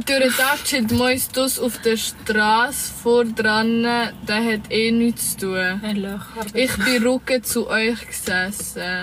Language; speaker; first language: German; native; German